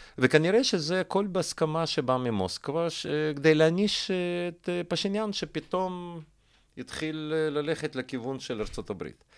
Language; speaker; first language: Hebrew; non-native, fluent; Russian